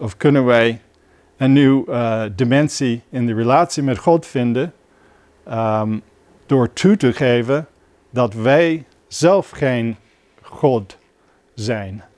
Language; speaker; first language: Dutch; non-native, fluent; English